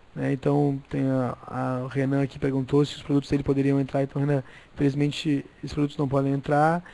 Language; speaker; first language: Portuguese; native; Portuguese